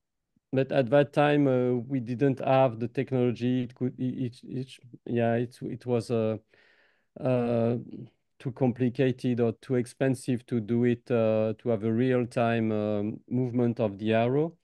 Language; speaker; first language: English; non-native, fluent; French